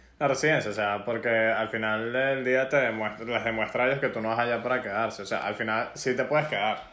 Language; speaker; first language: Spanish; native; Spanish